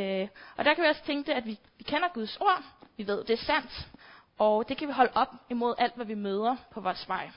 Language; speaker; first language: Danish; native; Danish